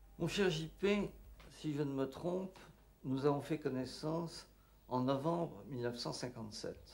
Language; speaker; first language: French; native; French